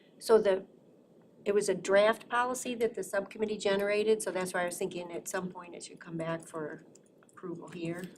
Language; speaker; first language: English; native; English